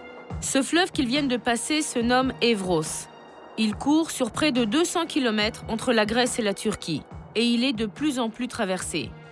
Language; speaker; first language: French; native; French